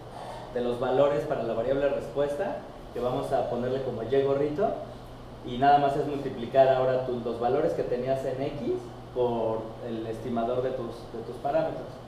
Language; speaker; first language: Spanish; native; Spanish